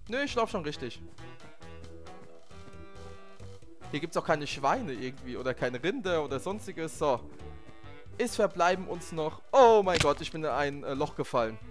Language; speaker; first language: German; native; German